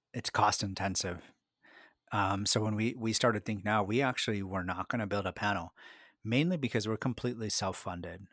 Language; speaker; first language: English; early bilingual, other home language; Spanish